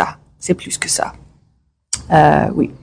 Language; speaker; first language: French; non-native, learner; English